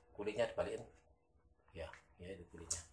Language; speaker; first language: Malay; non-native, local second language; Javanese